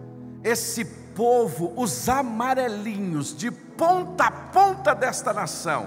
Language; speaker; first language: Portuguese; native; Portuguese